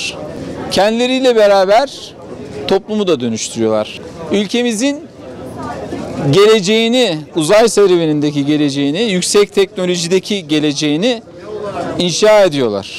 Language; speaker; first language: Turkish; native; Turkish